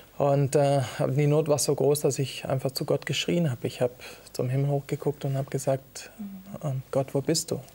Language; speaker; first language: German; early bilingual, other home language; Italian